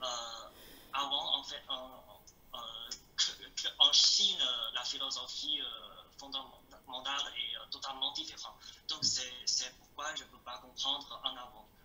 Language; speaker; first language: French; non-native, learner; Chinese